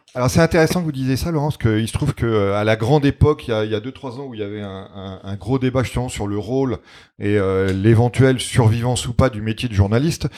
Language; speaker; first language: French; native; French